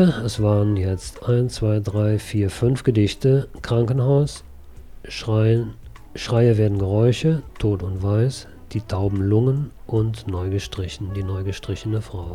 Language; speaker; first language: German; native; German